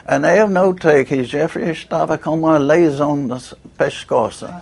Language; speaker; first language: Portuguese; non-native, fluent; English